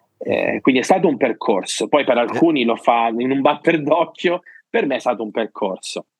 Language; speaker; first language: Italian; native; Italian